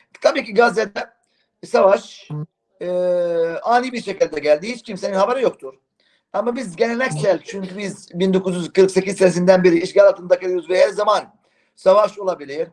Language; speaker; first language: Turkish; non-native, fluent; Arabic